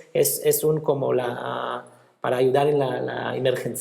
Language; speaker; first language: Spanish; non-native, fluent; Hebrew